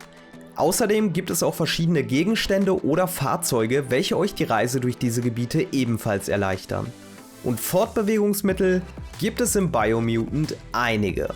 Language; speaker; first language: German; native; German